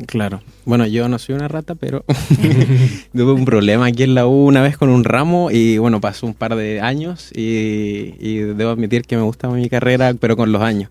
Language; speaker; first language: Spanish; native; Spanish